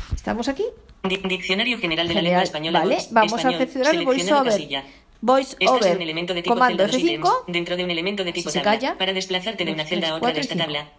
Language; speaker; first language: Spanish; native; Spanish